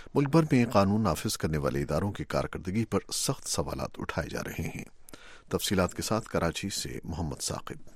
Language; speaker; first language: Urdu; native; Urdu